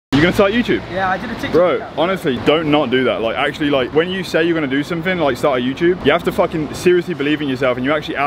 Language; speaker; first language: English; native; English